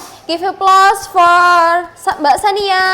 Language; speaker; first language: English; non-native, learner; Indonesian